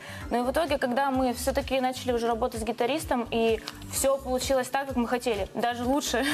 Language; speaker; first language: Russian; native; Russian